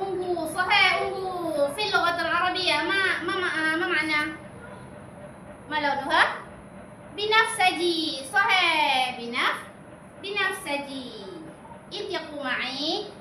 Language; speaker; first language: Arabic; non-native, learner; Malay